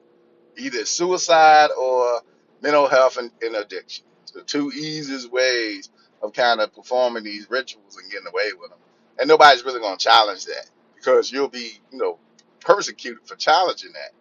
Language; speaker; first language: English; native; English